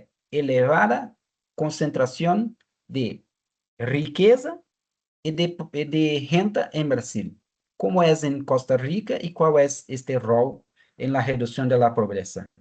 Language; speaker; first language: Spanish; non-native, fluent; Portuguese